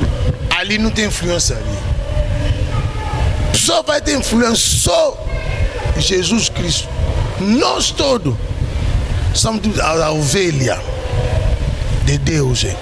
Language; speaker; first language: Portuguese; non-native, learner; Lingala